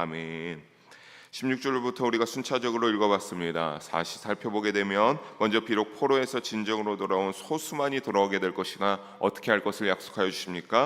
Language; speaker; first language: Korean; native; Korean